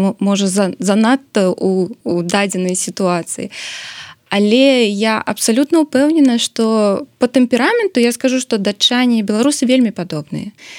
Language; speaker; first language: Belarusian; non-native, local second language; Russian